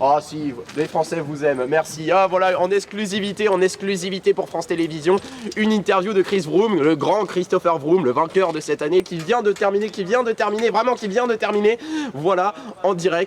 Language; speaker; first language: French; native; French